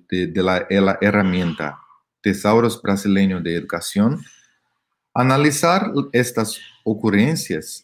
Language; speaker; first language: Spanish; non-native, fluent; Portuguese